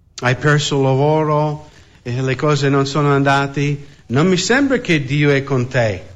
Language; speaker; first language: Italian; non-native, fluent; English